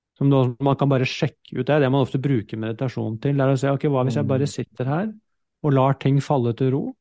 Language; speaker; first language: Norwegian; native; Norwegian